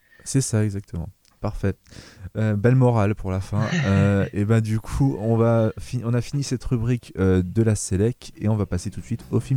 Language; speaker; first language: French; native; French